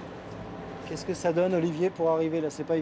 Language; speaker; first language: French; native; French